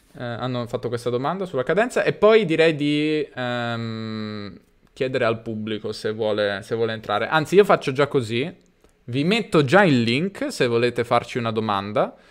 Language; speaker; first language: Italian; native; Italian